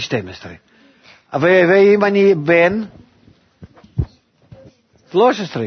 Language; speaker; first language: Hebrew; non-native, fluent; Russian